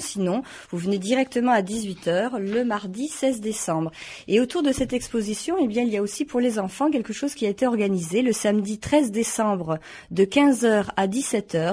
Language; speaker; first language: French; native; French